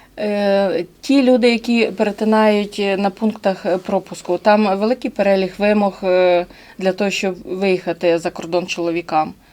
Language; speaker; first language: Ukrainian; native; Ukrainian